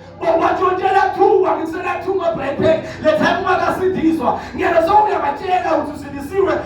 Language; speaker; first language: Zulu; non-native, local second language; Swati